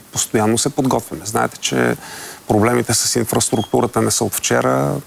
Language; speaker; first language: Bulgarian; native; Bulgarian